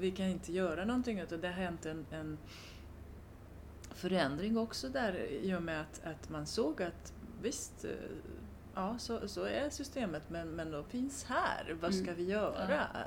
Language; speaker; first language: Swedish; non-native, fluent; Romanian